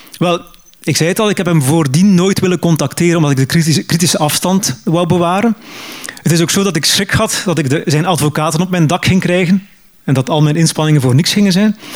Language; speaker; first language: Dutch; native; Dutch